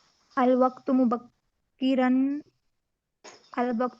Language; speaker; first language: Arabic; non-native, learner; Urdu